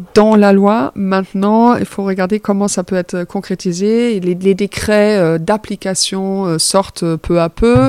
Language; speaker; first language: French; non-native, fluent; German